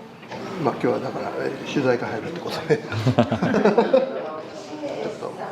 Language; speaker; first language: Japanese; native; Japanese